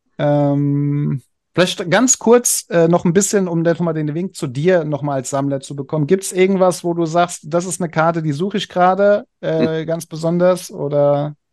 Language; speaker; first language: German; native; German